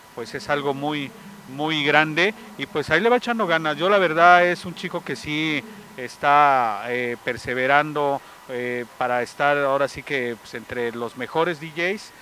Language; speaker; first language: Spanish; native; Spanish